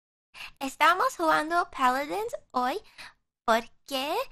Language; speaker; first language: Spanish; non-native, learner; English